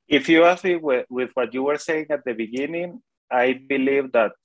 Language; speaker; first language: English; non-native, fluent; Spanish